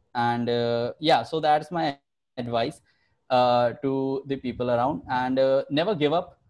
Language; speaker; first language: English; non-native, local second language; Hindi